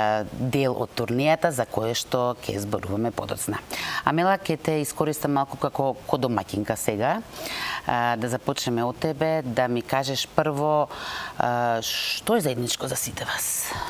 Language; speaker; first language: Macedonian; native; Macedonian